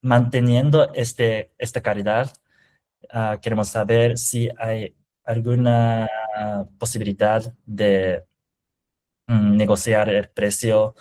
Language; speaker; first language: Spanish; non-native, fluent; Japanese